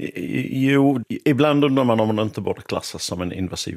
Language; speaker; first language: Swedish; native; Swedish